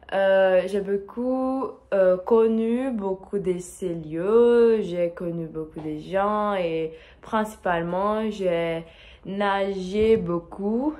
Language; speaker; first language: French; non-native, fluent; Portuguese